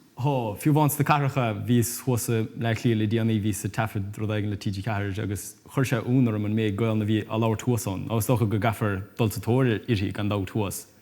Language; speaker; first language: Irish; native; Irish